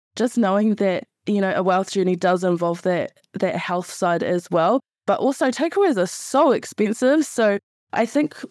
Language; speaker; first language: English; native; English